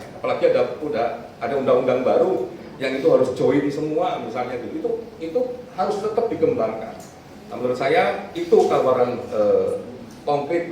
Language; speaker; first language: Indonesian; native; Indonesian